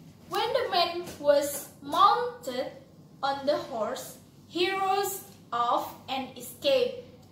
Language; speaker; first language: English; non-native, fluent; Indonesian